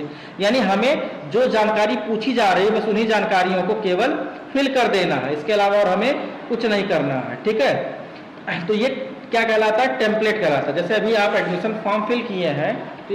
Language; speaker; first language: Hindi; native; Hindi